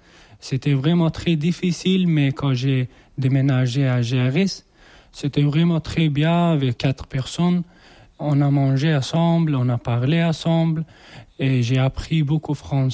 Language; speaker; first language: French; non-native, learner; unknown